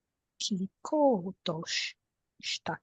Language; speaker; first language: Japanese; non-native, learner; English